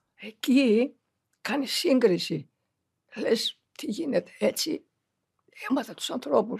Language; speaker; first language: Greek; early bilingual, heritage; Greek